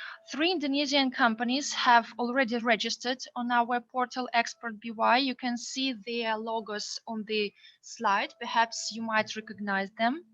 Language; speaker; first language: English; non-native, fluent; Belarusian